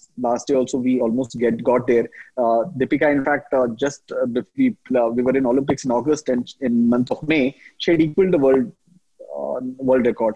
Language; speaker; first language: English; non-native, local second language; Hindi